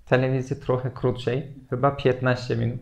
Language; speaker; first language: Polish; non-native, fluent; Turkish